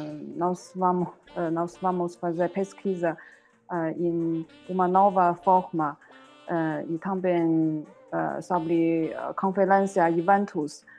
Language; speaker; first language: Portuguese; non-native, learner; Chinese